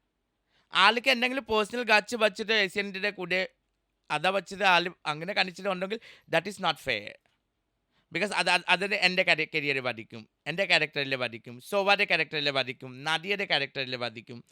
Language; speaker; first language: Malayalam; non-native, local second language; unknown